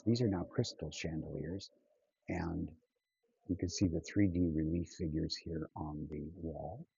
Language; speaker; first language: English; native; English